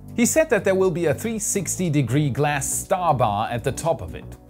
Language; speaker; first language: English; non-native, fluent; German